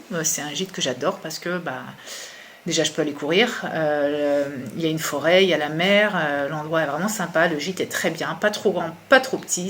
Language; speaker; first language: French; native; French